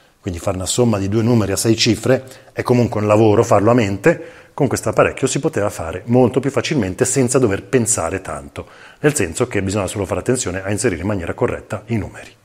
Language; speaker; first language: Italian; native; Italian